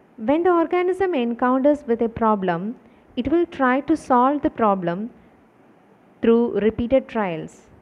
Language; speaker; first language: English; non-native, local second language; Malayalam